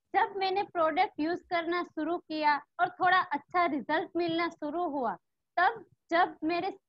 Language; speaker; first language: Hindi; non-native, local second language; Gujarati